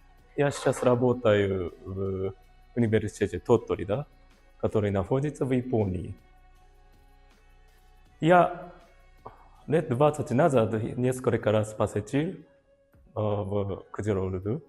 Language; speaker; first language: Russian; non-native, fluent; Japanese